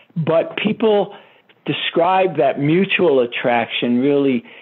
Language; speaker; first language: English; native; English